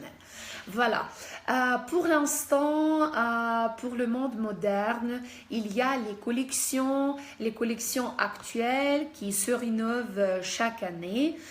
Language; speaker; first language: French; non-native, fluent; Russian